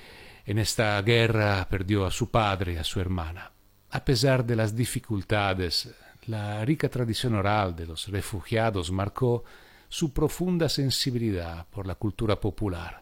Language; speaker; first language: Spanish; non-native, fluent; Italian